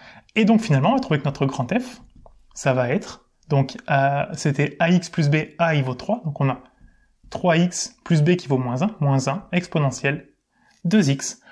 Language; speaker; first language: French; native; French